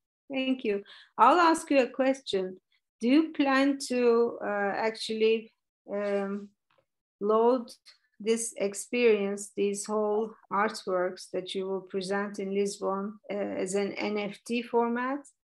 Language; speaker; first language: English; non-native, fluent; Turkish